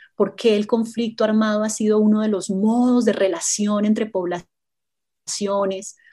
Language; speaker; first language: Spanish; native; Spanish